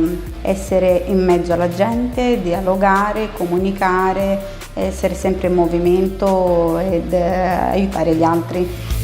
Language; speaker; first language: Italian; non-native, fluent; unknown